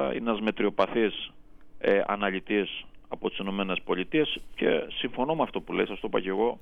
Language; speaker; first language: Greek; native; Greek